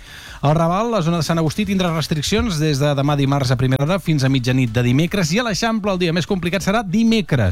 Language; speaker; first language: Catalan; native; Catalan